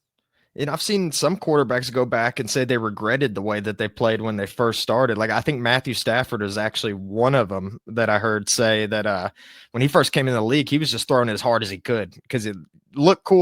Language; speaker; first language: English; native; English